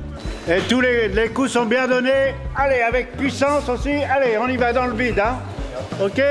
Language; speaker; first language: French; native; French